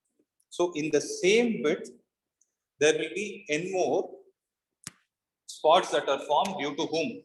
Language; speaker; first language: English; non-native, local second language; Tamil